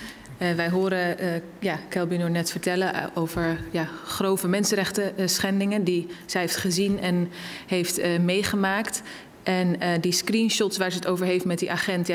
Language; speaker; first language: Dutch; native; Dutch